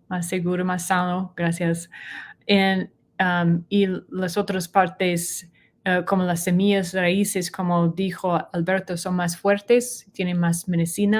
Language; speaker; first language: Spanish; non-native, learner; English